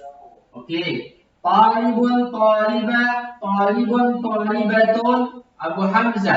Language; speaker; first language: Arabic; non-native, fluent; Indonesian